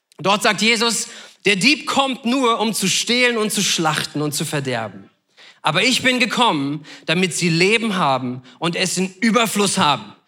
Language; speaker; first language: German; native; German